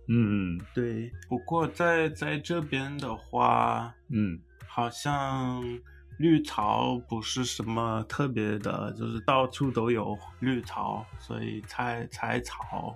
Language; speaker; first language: Chinese; early bilingual, heritage; Chinese